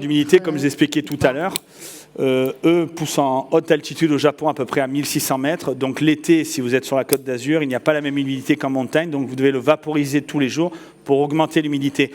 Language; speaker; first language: French; native; French